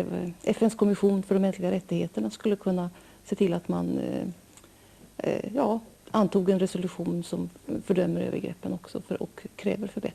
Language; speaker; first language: Swedish; native; Swedish